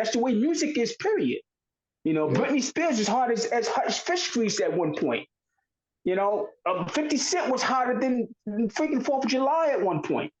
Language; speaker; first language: English; native; English